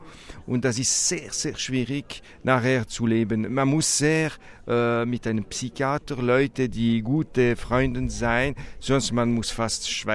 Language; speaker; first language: German; non-native, local second language; French